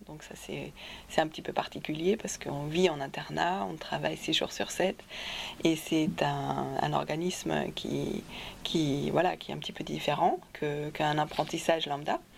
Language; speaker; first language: French; non-native, fluent; German